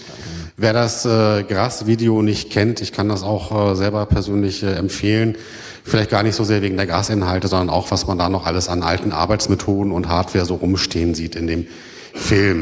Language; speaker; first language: German; native; German